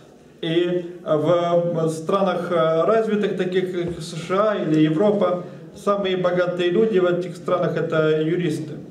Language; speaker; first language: Russian; native; Russian